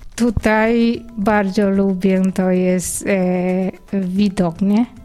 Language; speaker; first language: Polish; non-native, learner; Indonesian